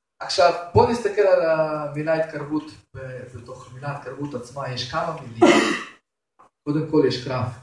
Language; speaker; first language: Hebrew; non-native, fluent; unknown